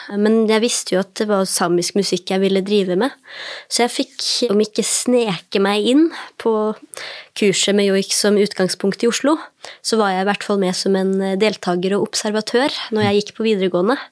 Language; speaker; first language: Norwegian; native; Norwegian